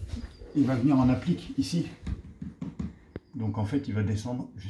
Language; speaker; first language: French; native; French